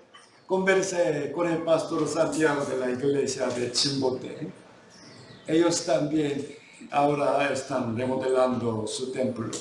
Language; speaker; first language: Spanish; non-native, fluent; Korean